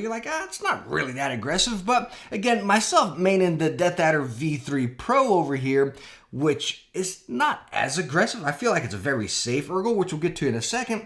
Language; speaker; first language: English; native; English